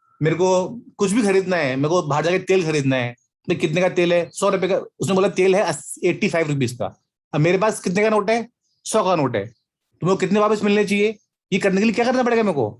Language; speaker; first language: Hindi; native; Hindi